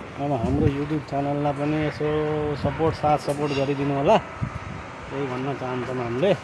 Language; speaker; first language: Nepali; native; Nepali